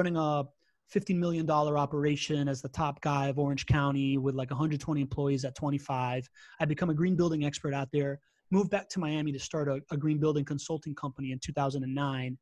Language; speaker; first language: English; early bilingual, other home language; Spanish